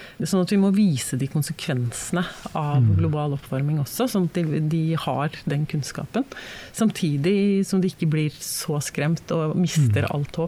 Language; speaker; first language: Norwegian; native; Norwegian